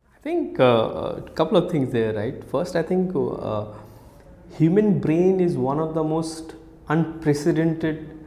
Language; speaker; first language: English; non-native, local second language; Odia